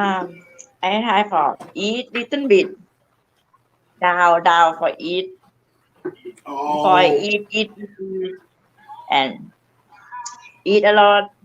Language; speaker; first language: English; non-native, learner; Thai